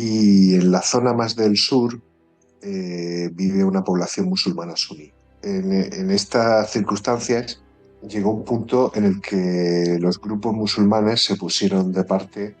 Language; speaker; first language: Spanish; native; Spanish